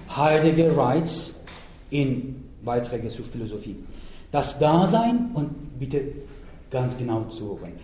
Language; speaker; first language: German; non-native, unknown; Persian